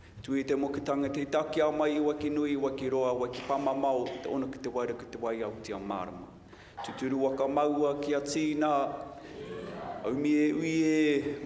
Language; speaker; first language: Māori; non-native, local second language; English